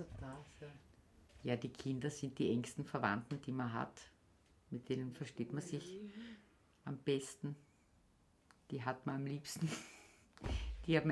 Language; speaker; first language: German; native; German